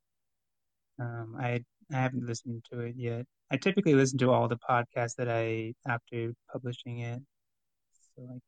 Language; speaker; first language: English; native; English